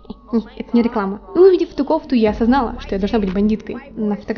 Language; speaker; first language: Russian; native; Russian